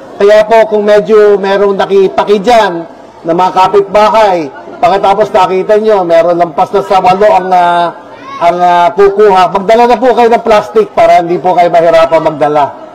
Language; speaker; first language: Filipino; native; Filipino